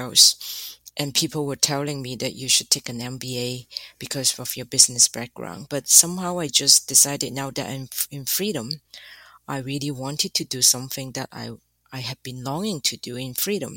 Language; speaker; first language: English; non-native, fluent; Chinese